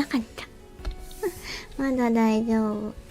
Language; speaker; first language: Japanese; native; Japanese